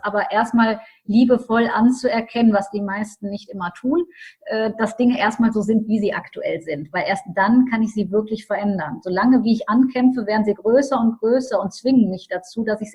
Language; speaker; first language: German; native; German